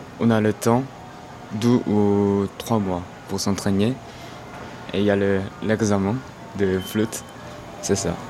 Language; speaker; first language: French; non-native, fluent; Korean